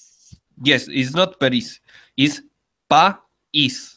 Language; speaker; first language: English; non-native, learner; Spanish